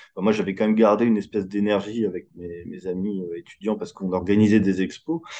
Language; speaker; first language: French; native; French